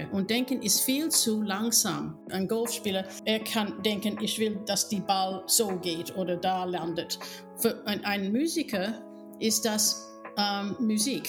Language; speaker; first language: German; non-native, fluent; English